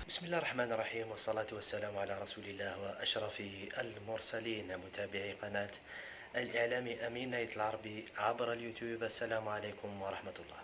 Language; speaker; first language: Arabic; native; Arabic